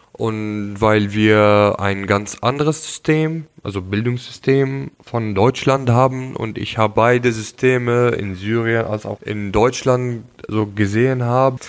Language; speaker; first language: German; non-native, local second language; Arabic